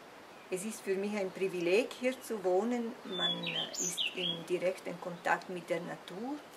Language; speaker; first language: German; non-native, local second language; Italian